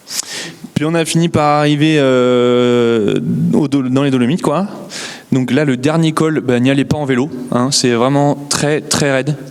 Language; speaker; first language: French; native; French